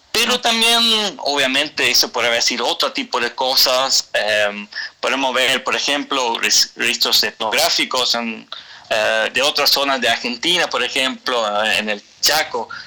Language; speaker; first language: Spanish; non-native, fluent; Swedish